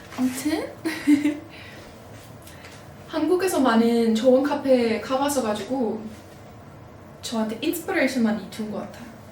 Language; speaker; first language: Korean; non-native, fluent; English